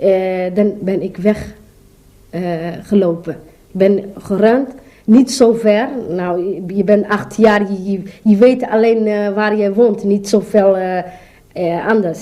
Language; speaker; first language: Dutch; non-native, learner; Somali